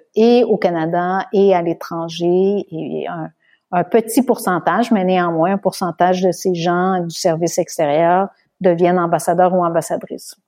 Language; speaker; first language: French; native; French